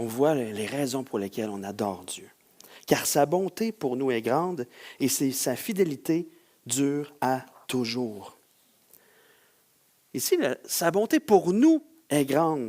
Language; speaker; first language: French; native; French